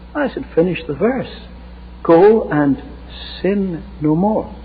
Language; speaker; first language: English; native; English